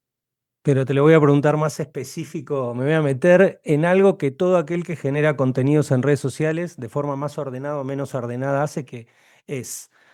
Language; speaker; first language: Spanish; native; Spanish